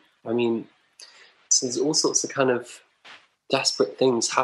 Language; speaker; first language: English; native; English